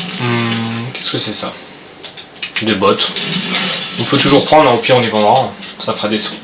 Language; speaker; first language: French; native; French